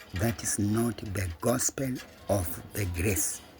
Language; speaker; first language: English; non-native, local second language; Swahili